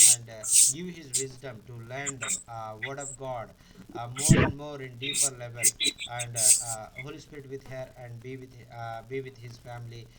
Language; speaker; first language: English; non-native, local second language; Telugu